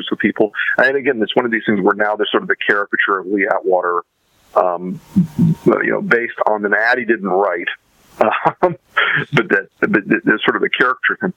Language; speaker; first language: English; native; English